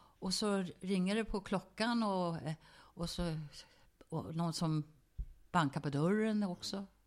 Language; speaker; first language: Swedish; early bilingual, other home language; German